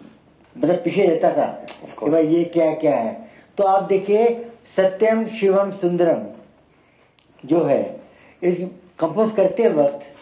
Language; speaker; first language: Hindi; native; Hindi